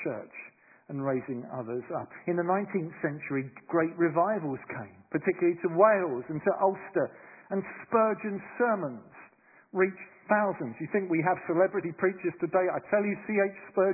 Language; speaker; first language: English; native; English